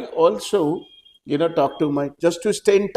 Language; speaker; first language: English; non-native, local second language; Hindi